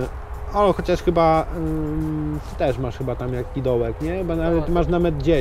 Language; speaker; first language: Polish; native; Polish